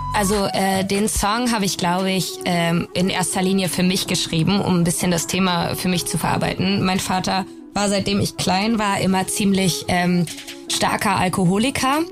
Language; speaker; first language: German; native; German